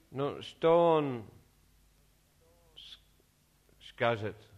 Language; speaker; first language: Russian; non-native, learner; English